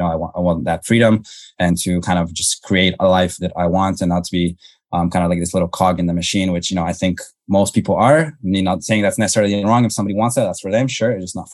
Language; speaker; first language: English; native; English